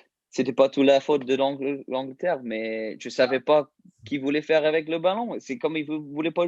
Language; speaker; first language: French; early bilingual, heritage; English